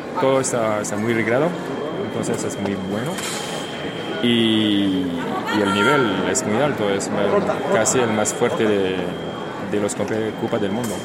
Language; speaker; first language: Spanish; non-native, fluent; French